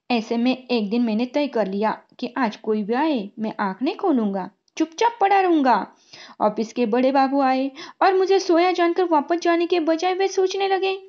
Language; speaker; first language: Hindi; non-native, local second language; Marathi